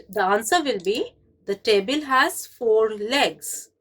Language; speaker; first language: English; non-native, local second language; Bangla